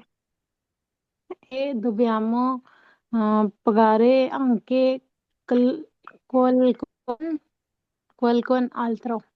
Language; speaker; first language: Italian; non-native, learner; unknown